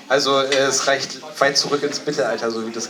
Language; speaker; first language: German; native; German